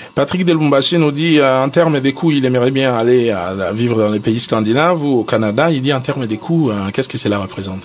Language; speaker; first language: French; non-native, local second language; Lingala